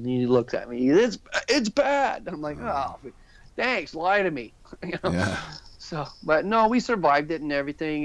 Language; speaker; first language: English; native; English